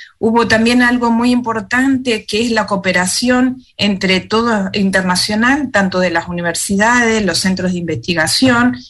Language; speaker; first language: Spanish; native; Spanish